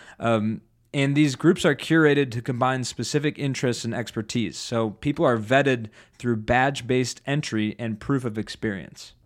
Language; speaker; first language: English; native; English